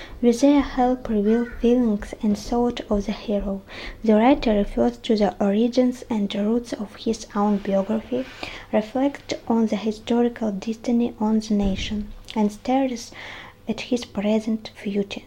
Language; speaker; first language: English; non-native, learner; Russian